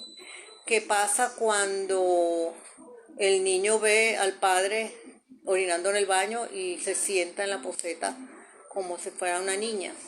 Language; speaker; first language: Spanish; native; Spanish